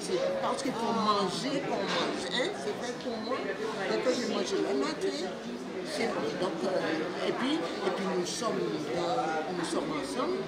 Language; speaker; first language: French; non-native, local second language; Guadeloupean Creole French